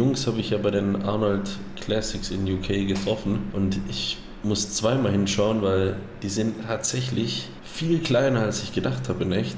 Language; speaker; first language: German; native; German